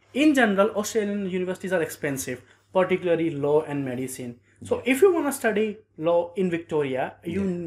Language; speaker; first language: English; non-native, local second language; Nepali